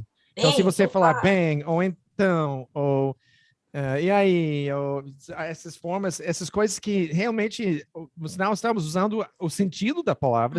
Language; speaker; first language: Portuguese; non-native, fluent; English